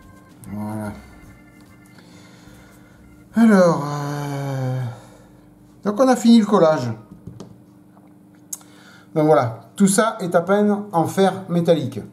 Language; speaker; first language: French; native; French